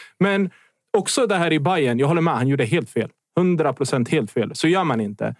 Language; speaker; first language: Swedish; early bilingual, other home language; Bosnian